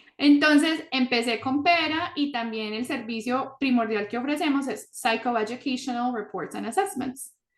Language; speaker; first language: Spanish; early bilingual, heritage; Spanish